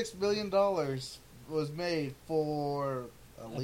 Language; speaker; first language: English; native; English